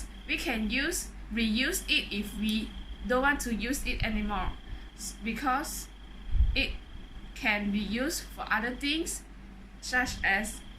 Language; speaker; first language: English; non-native, local second language; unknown